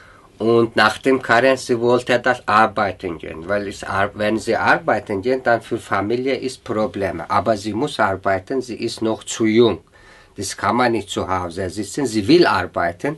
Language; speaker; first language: German; non-native, learner; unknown